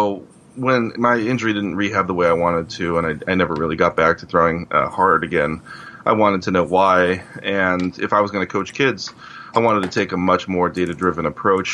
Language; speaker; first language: English; native; English